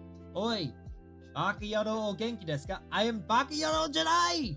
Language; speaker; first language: Japanese; non-native, learner; English